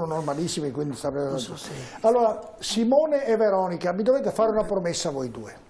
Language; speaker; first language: Italian; native; Italian